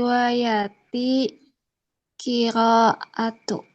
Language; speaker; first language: Arabic; non-native, learner; Indonesian